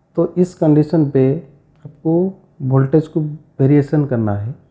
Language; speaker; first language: Hindi; non-native, local second language; Odia